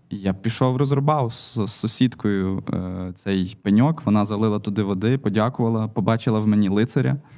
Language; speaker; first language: Ukrainian; non-native, local second language; Russian